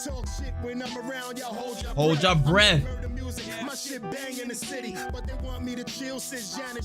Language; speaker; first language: English; native; English